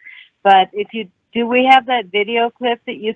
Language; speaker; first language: English; native; English